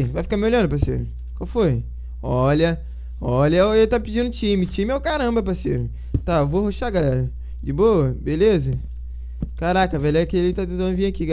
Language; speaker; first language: Portuguese; native; Portuguese